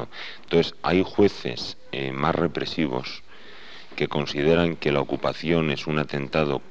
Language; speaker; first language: Spanish; native; Spanish